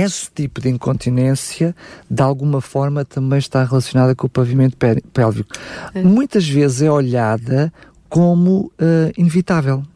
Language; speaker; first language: Portuguese; native; Portuguese